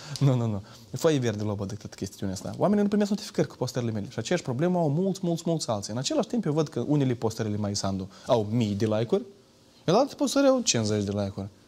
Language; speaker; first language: Romanian; native; Romanian